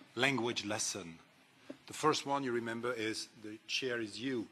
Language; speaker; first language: English; non-native, fluent; French